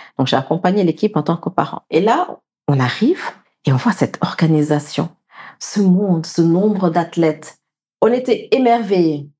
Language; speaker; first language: French; non-native, local second language; Wolof